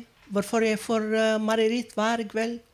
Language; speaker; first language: Norwegian; non-native, fluent; Arabic